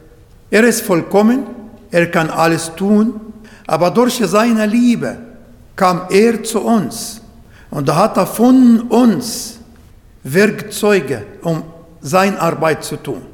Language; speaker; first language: German; non-native, learner; Arabic